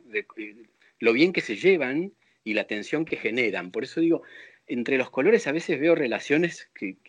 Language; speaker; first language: Spanish; native; Spanish